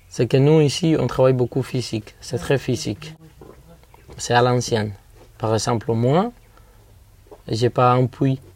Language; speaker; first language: French; non-native, fluent; Spanish